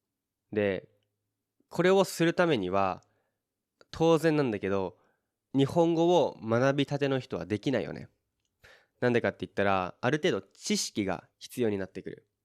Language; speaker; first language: Japanese; native; Japanese